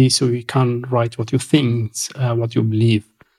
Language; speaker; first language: English; non-native, fluent; Arabic